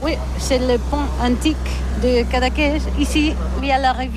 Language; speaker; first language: French; non-native, learner; Catalan